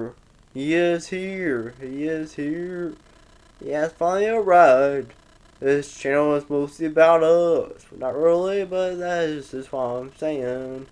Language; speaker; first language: English; native; English